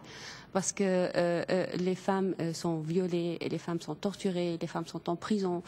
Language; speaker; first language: French; non-native, fluent; Kurdish